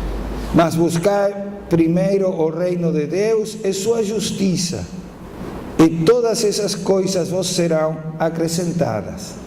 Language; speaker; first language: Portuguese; non-native, fluent; Spanish